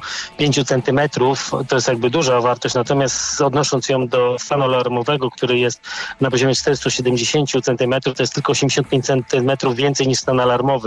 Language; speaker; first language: Polish; native; Polish